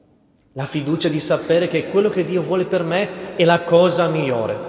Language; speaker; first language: Italian; non-native, fluent; Portuguese